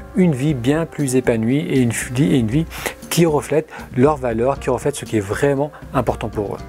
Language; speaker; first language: French; early bilingual, other home language; Arabic